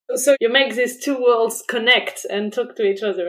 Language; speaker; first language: English; non-native, fluent; French